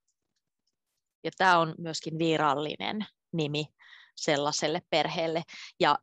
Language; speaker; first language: Finnish; native; Finnish